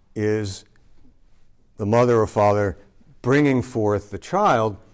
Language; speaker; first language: English; native; English